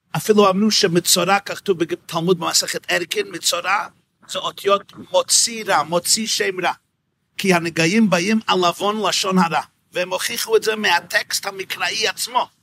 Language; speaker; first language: Hebrew; non-native, fluent; English